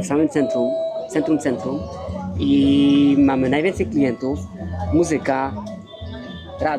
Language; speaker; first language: Polish; native; Polish